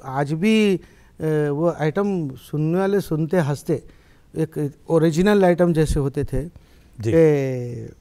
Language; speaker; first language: Hindi; native; Hindi